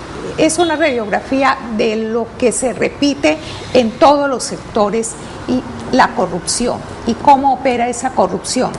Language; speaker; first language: Spanish; native; Spanish